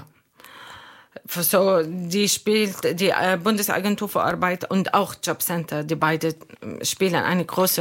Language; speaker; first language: German; non-native, fluent; Arabic